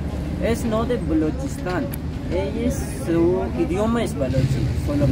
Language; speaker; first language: Spanish; non-native, learner; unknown